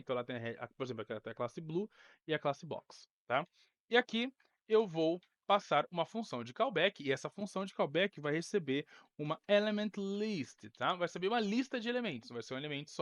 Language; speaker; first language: Portuguese; native; Portuguese